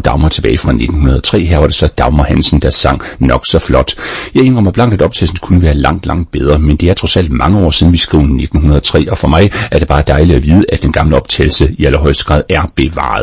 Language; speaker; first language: Danish; native; Danish